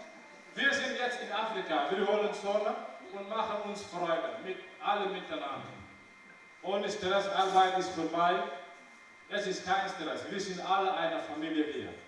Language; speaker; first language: German; non-native, learner; Wolof